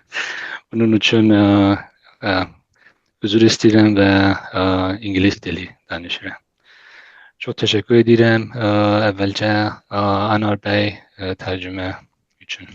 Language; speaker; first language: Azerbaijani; non-native, learner; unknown